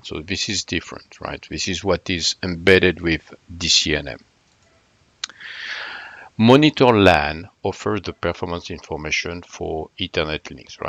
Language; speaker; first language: English; non-native, fluent; French